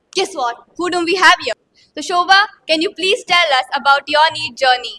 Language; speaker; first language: English; non-native, local second language; Marathi